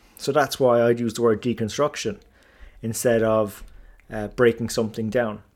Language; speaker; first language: English; native; English